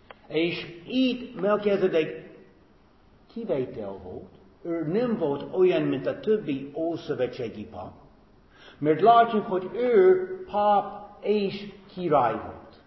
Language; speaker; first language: Hungarian; non-native, fluent; English